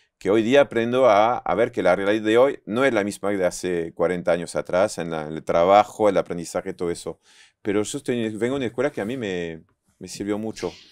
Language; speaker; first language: Spanish; non-native, fluent; French